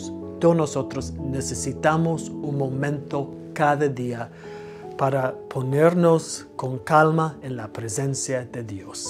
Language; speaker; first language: Spanish; non-native, fluent; English